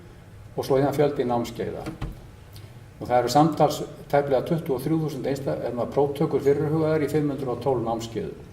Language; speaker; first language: Icelandic; native; Icelandic